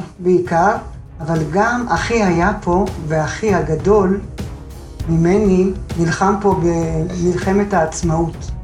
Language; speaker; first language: Hebrew; early bilingual, other home language; Arabic